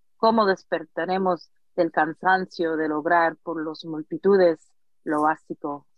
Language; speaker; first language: Spanish; early bilingual, heritage; Spanish